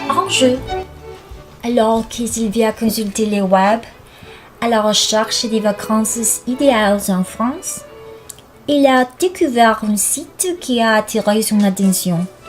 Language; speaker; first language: French; non-native, learner; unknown